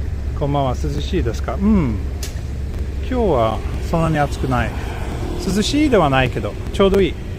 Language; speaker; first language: Japanese; non-native, fluent; Swedish